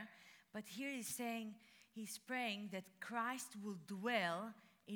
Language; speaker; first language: English; non-native, fluent; Russian